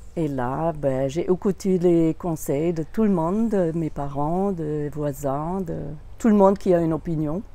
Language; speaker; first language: French; non-native, fluent; German